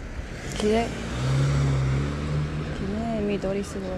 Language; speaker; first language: Japanese; non-native, learner; English